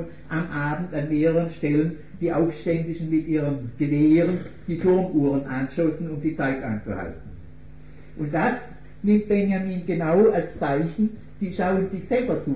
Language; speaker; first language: German; native; German